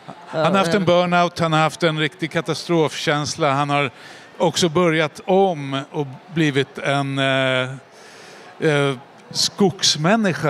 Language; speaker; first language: Swedish; native; Swedish